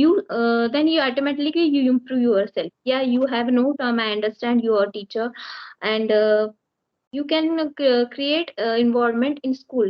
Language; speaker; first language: English; non-native, learner; Marathi